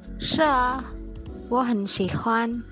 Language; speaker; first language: Chinese; non-native, learner; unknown